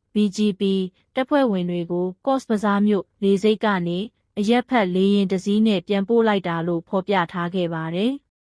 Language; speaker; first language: Burmese; native; Burmese